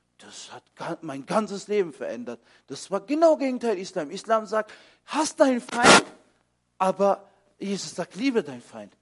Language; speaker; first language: German; early bilingual, other home language; Kurdish